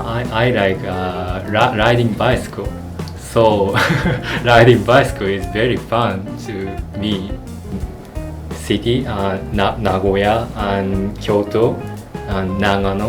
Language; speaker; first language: English; non-native, learner; Japanese